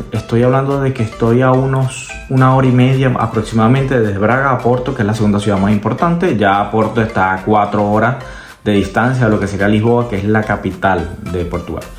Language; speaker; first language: Spanish; native; Spanish